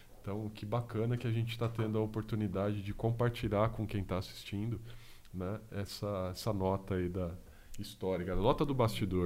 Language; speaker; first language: Portuguese; native; Portuguese